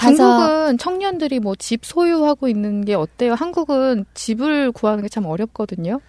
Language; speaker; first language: Korean; native; Korean